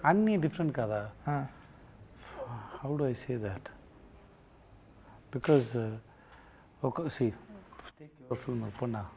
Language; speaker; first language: Telugu; non-native, learner; Tamil